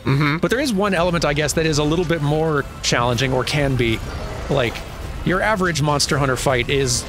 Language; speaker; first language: English; native; English